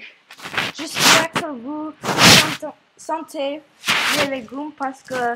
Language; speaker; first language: French; non-native, learner; English